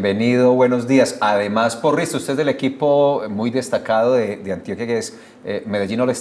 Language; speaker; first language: Spanish; native; Spanish